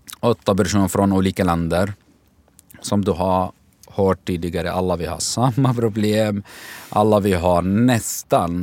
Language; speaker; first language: Swedish; non-native, fluent; Arabic